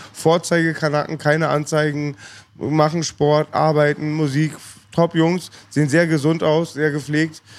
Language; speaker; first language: German; native; German